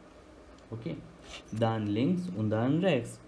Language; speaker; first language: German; non-native, learner; Hindi